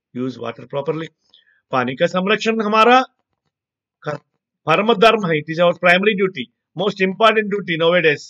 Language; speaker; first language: Hindi; non-native, local second language; Telugu